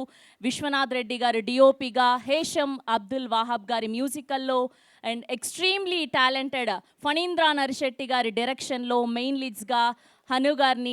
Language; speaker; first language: Telugu; native; Telugu